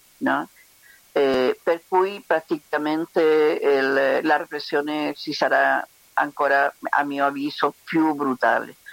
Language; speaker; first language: Italian; non-native, fluent; Spanish